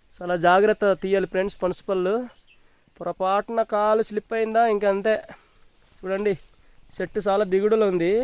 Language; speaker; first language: Telugu; non-native, local second language; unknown